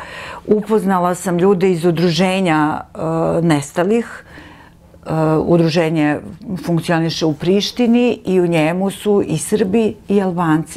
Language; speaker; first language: Serbian; native; Serbian